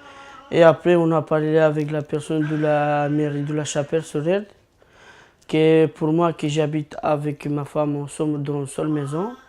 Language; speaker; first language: French; non-native, learner; Romanian